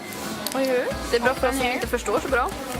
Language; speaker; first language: Swedish; native; Swedish